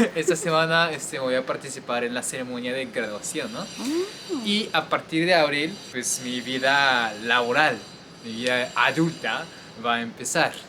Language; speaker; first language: Spanish; non-native, fluent; Japanese